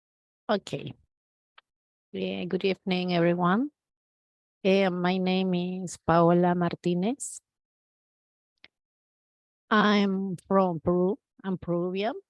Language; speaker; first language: English; non-native, learner; Spanish